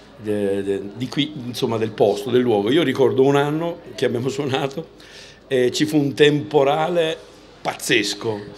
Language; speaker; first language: Italian; native; Italian